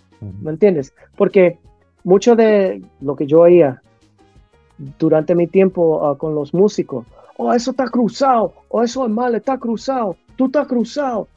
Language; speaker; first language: Spanish; early bilingual, heritage; Spanish